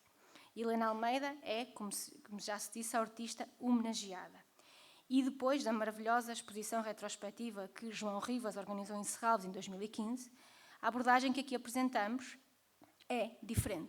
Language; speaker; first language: Portuguese; native; Portuguese